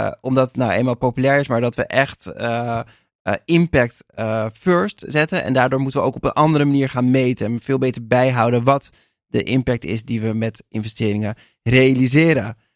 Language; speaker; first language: Dutch; native; Dutch